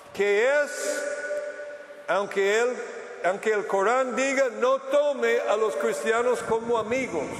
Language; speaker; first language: Spanish; non-native, fluent; English